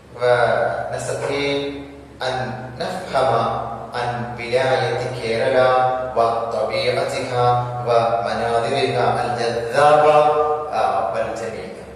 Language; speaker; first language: Arabic; non-native, fluent; Malayalam